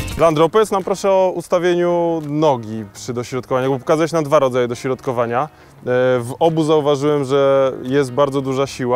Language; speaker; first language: Polish; native; Polish